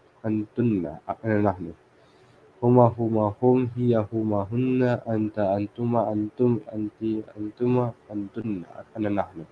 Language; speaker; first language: Arabic; non-native, learner; Filipino